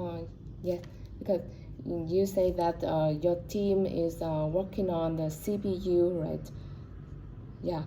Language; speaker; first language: English; non-native, learner; Vietnamese